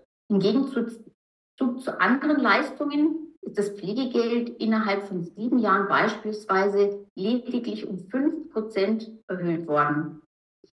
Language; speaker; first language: German; native; German